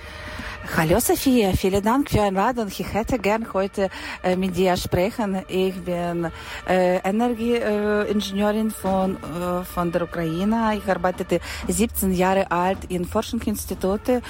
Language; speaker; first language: German; non-native, learner; Ukrainian